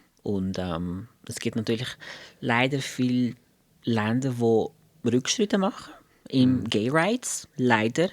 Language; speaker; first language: German; non-native, fluent; Portuguese